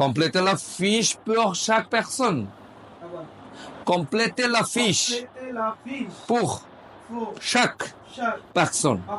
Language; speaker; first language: French; non-native, fluent; Bangla